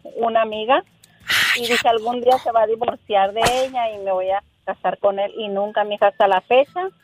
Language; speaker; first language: Spanish; native; Spanish